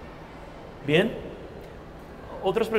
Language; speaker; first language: Spanish; non-native, fluent; English